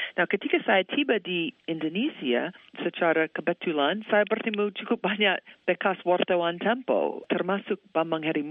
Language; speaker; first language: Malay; non-native, fluent; English